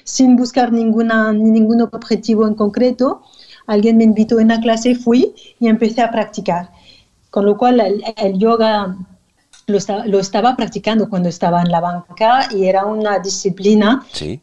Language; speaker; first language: Spanish; non-native, fluent; French